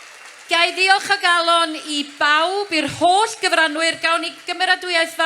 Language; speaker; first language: Welsh; native; Welsh